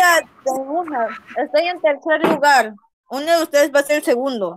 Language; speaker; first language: Spanish; native; Spanish